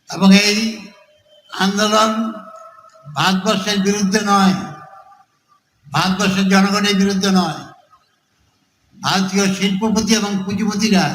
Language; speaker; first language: Bangla; native; Bangla